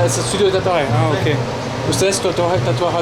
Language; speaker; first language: Spanish; non-native, learner; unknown